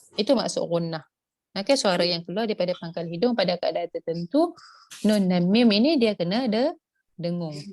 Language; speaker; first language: Malay; native; Malay